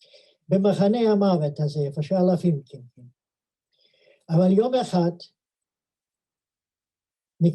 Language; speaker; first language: Hebrew; non-native, fluent; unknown